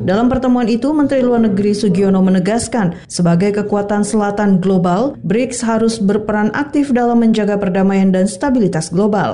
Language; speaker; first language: Indonesian; native; Indonesian